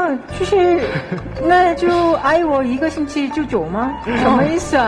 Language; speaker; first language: Chinese; non-native, fluent; English